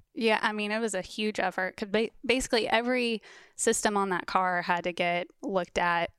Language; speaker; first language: English; native; English